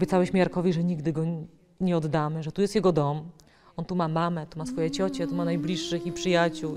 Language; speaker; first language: Polish; native; Polish